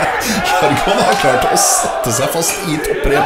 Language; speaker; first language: Norwegian; native; Norwegian